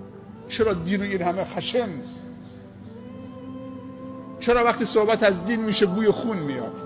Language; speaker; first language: Persian; native; Persian